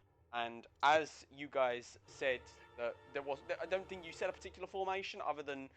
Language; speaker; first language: English; native; English